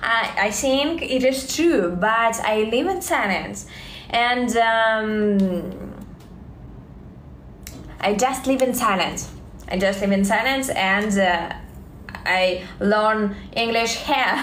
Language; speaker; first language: English; non-native, learner; Russian